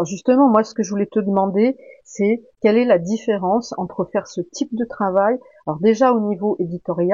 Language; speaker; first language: French; native; French